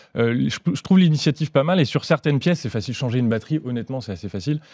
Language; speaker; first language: French; native; French